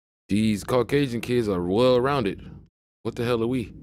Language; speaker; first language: English; native; English